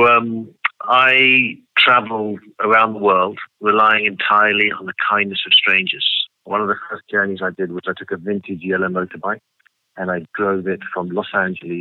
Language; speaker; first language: English; native; English